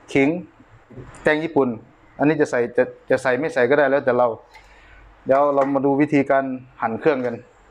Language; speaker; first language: Thai; native; Thai